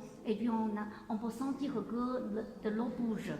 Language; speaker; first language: French; non-native, fluent; Chinese